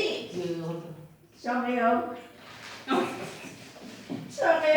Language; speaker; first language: French; non-native, learner; Vietnamese